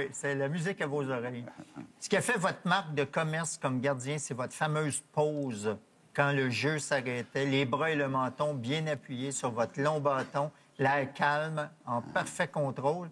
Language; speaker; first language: French; native; French